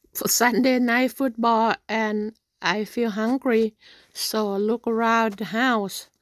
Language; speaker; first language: English; non-native, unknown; Thai